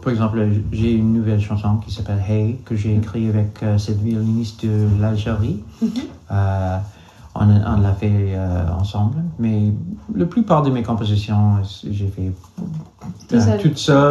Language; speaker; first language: French; non-native, learner; English